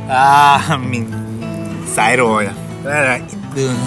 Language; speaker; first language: Vietnamese; non-native, learner; Japanese